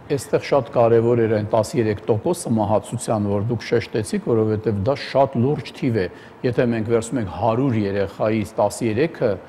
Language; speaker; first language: Armenian; native; Armenian